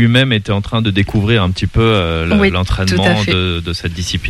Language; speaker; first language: French; native; French